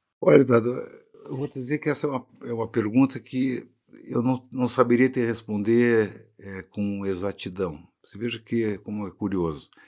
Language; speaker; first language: Portuguese; native; Portuguese